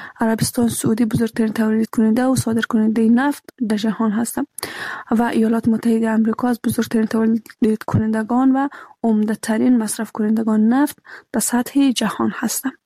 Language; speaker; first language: Persian; native; Persian